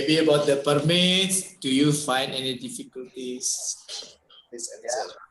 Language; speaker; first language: English; non-native, fluent; Indonesian